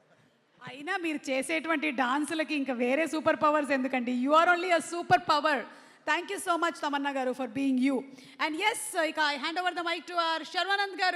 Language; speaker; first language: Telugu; native; Telugu